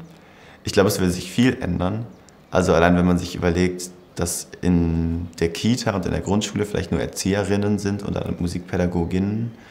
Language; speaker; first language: German; native; German